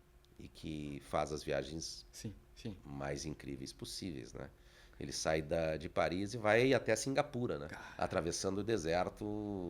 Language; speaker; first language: Portuguese; native; Portuguese